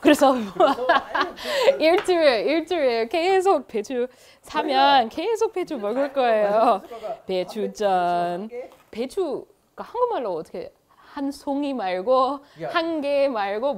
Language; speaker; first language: Korean; non-native, learner; English